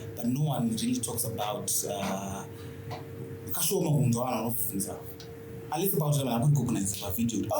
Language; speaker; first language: English; non-native, local second language; Shona